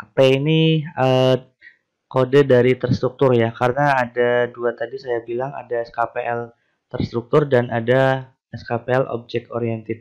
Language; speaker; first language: Indonesian; native; Indonesian